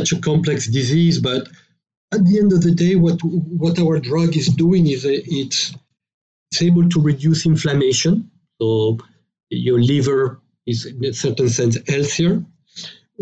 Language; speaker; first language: English; non-native, fluent; French